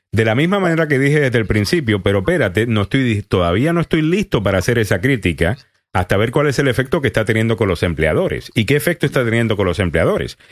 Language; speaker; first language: Spanish; native; Spanish